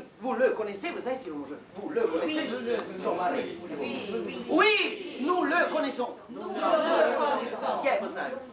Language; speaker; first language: French; non-native, learner; Russian